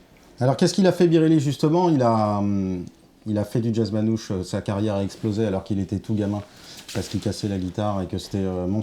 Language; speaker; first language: French; native; French